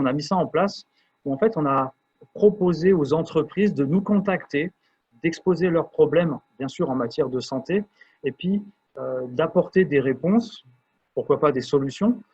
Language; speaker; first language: French; native; French